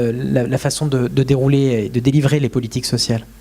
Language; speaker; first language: French; native; French